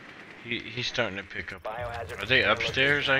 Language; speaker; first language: English; native; English